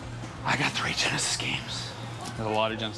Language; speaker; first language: English; native; English